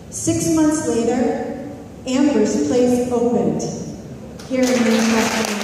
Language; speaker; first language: English; native; English